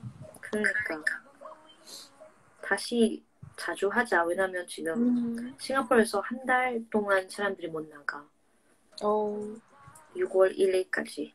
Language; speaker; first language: Korean; non-native, fluent; English